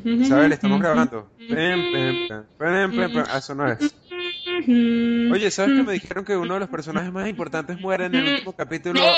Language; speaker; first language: Spanish; native; Spanish